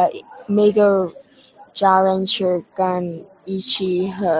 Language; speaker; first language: Chinese; non-native, learner; English